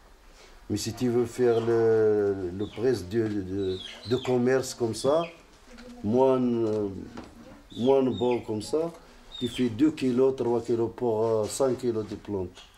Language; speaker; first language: French; non-native, learner; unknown